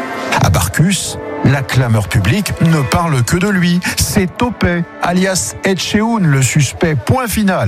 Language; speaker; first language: French; native; French